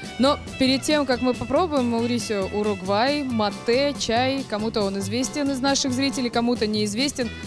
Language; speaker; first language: Russian; native; Russian